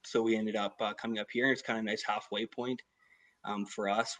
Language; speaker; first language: English; native; English